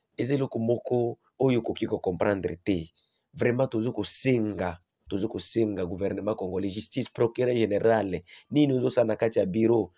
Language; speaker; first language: Lingala; non-native, local second language; Swahili